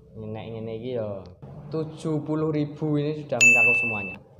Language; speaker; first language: Javanese; native; Javanese